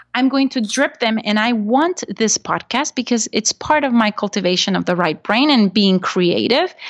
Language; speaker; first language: English; non-native, fluent; Spanish